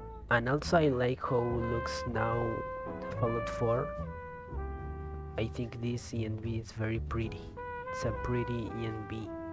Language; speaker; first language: English; non-native, fluent; Spanish